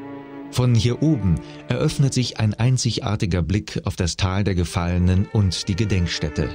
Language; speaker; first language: German; native; German